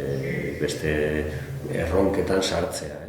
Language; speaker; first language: Basque; native; Basque